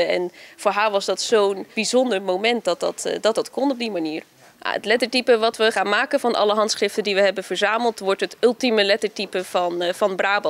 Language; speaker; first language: Dutch; native; Dutch